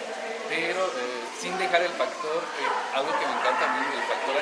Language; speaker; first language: Spanish; native; Spanish